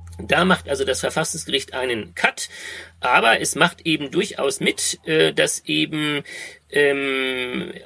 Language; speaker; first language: German; native; German